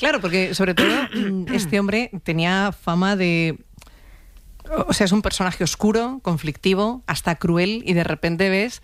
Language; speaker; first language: Spanish; native; Spanish